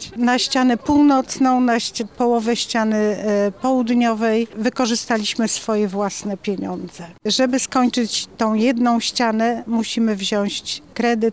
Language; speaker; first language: Polish; native; Polish